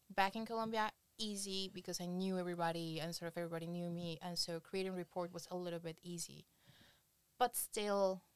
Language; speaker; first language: English; non-native, fluent; Spanish